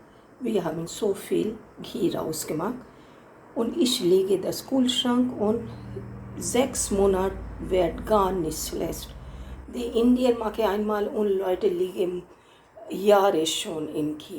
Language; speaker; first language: German; non-native, learner; Hindi